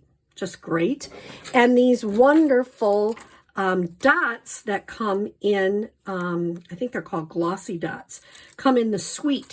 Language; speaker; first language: English; native; English